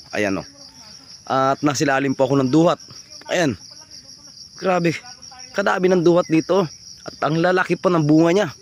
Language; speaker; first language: Filipino; non-native, local second language; Cebuano